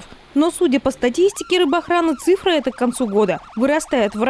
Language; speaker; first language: Russian; native; Russian